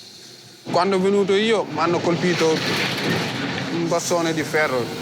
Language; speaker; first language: Italian; non-native, learner; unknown